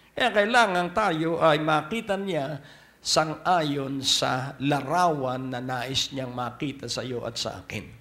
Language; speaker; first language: Filipino; native; Filipino